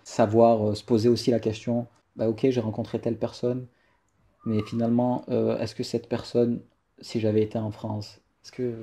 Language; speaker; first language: French; native; French